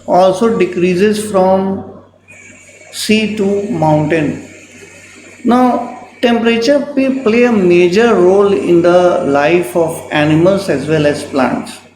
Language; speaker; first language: English; non-native, local second language; Hindi